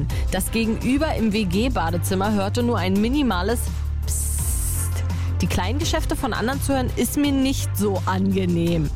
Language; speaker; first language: German; native; German